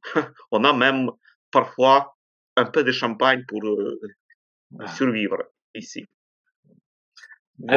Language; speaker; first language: French; non-native, fluent; Ukrainian